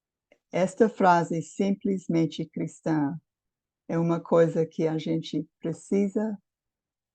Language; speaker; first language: Portuguese; non-native, fluent; English